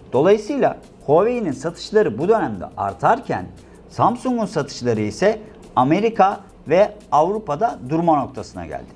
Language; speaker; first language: Turkish; native; Turkish